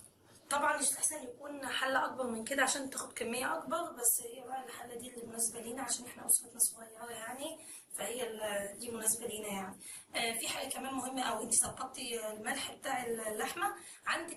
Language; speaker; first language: Arabic; native; Arabic